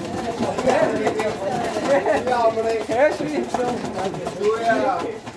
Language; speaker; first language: Arabic; native; Arabic